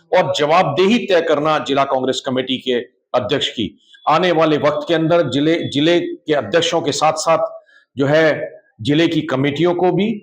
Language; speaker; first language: Hindi; native; Hindi